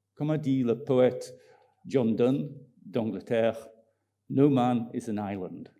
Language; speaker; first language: French; non-native, fluent; English